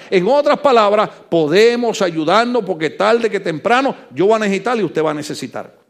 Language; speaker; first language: Spanish; native; Spanish